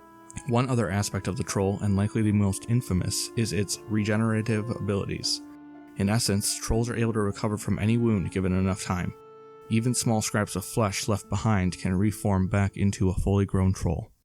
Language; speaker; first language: English; native; English